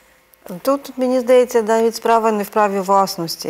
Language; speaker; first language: Ukrainian; native; Ukrainian